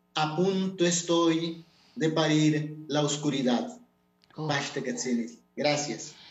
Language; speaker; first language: Spanish; non-native, local second language; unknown